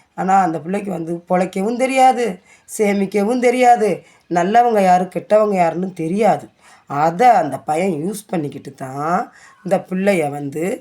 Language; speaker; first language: Tamil; native; Tamil